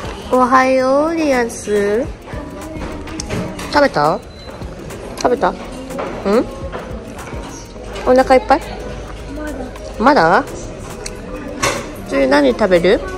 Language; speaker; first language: Japanese; non-native, fluent; Nepali